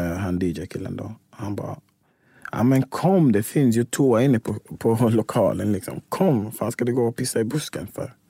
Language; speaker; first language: Swedish; non-native, fluent; English